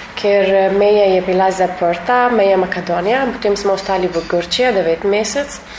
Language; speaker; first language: Slovenian; non-native, learner; Arabic